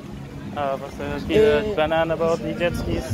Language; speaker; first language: Spanish; non-native, learner; English